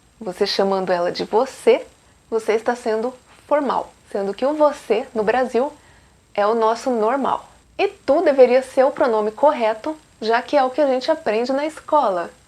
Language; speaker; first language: Portuguese; native; Portuguese